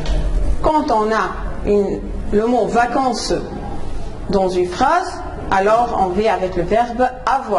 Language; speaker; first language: French; non-native, fluent; Arabic